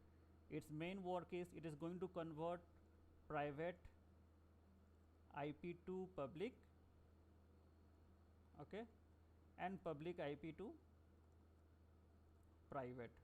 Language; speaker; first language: English; non-native, local second language; Hindi